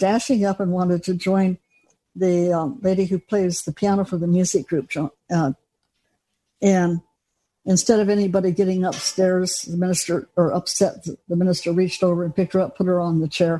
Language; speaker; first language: English; native; English